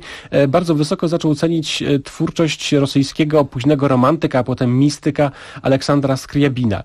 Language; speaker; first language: Polish; native; Polish